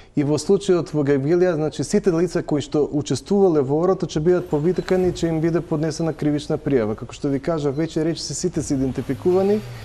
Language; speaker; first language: Macedonian; native; Macedonian